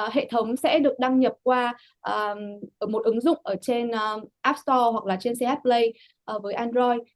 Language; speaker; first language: Vietnamese; native; Vietnamese